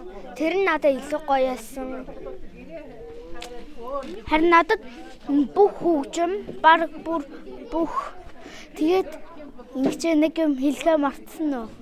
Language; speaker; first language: Mongolian; early bilingual, heritage; Mongolian